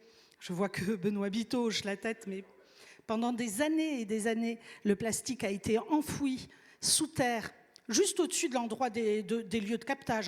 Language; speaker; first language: French; native; French